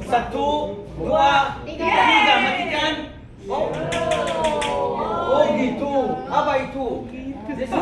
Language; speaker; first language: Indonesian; non-native, learner; Arabic